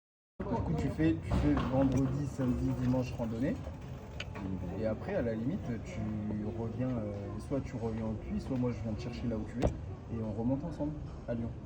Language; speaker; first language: French; native; French